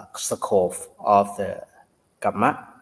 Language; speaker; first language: English; non-native, learner; Thai